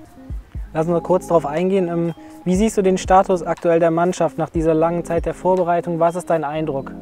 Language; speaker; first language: German; native; German